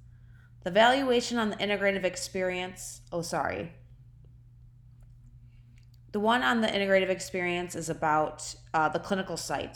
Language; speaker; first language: English; native; English